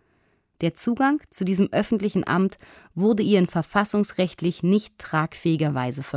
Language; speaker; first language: German; native; German